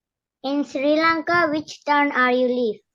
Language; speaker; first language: English; non-native, learner; Tamil